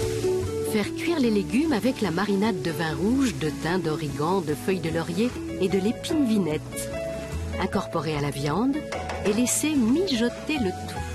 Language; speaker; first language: French; native; French